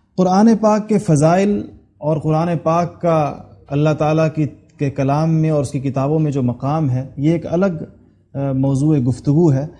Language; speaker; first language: Urdu; non-native, local second language; Pashto